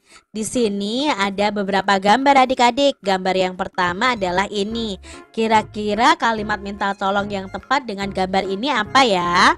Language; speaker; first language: Indonesian; native; Indonesian